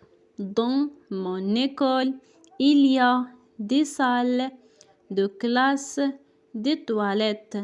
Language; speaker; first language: French; non-native, local second language; Arabic